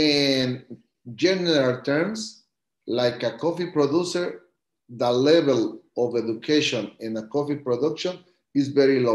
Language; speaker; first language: English; non-native, learner; Spanish